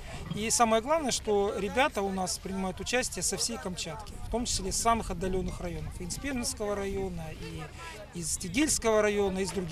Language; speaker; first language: Russian; native; Russian